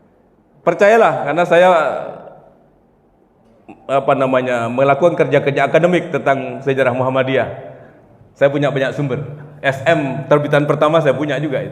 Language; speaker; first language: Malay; non-native, local second language; Javanese